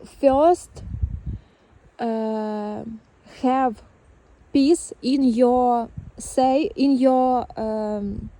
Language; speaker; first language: English; non-native, learner; Ukrainian